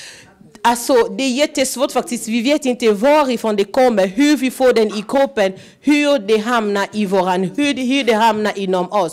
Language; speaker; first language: Swedish; non-native, fluent; Lingala